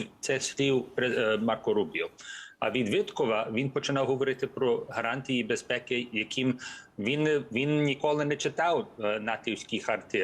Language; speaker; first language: Ukrainian; early bilingual, heritage; English